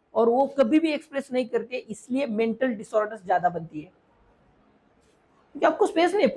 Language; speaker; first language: Hindi; non-native, local second language; Marathi